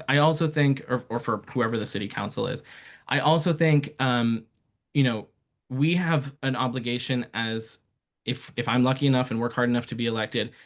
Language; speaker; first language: English; early bilingual, other home language; Persian